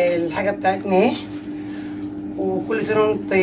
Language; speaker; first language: Arabic; native; Arabic